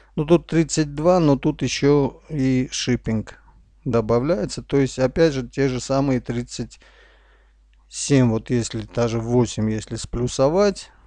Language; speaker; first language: Russian; non-native, local second language; Armenian